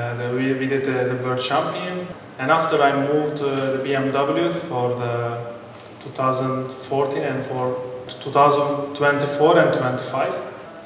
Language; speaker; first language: English; non-native, learner; Turkish